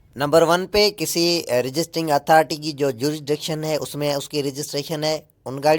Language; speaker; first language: Urdu; native; Urdu